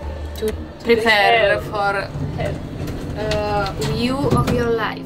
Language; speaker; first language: English; non-native, learner; Czech